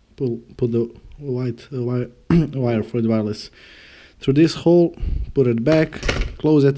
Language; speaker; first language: English; non-native, fluent; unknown